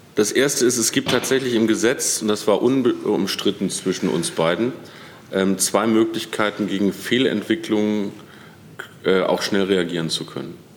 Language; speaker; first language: German; native; German